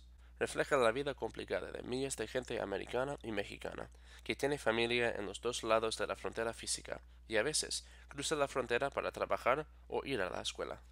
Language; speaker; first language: Spanish; non-native, fluent; English